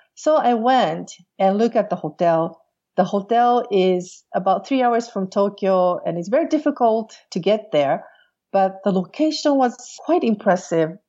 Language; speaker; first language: English; non-native, fluent; Portuguese